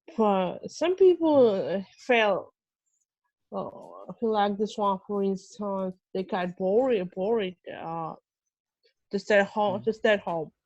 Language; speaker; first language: English; non-native, fluent; Russian